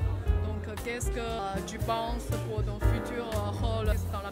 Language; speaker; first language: French; non-native, fluent; Chinese